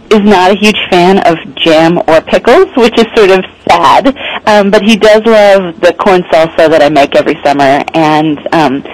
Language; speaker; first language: English; native; English